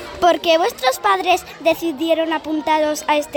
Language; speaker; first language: Spanish; native; Spanish